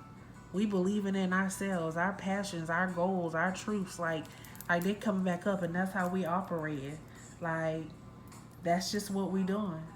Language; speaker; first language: English; native; English